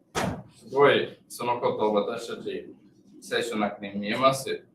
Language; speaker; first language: Japanese; non-native, learner; English